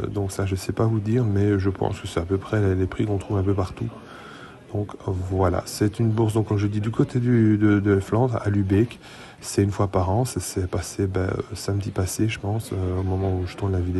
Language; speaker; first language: French; native; French